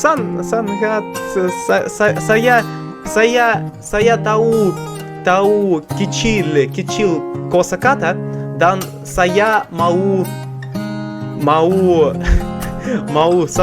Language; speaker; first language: Indonesian; non-native, learner; English